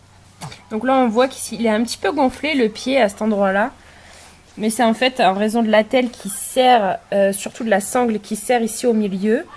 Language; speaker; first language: French; native; French